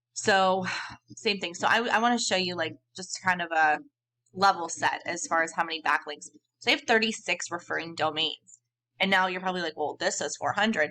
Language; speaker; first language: English; native; English